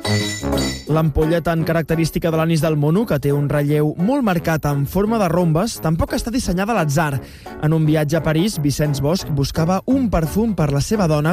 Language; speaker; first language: Catalan; native; Catalan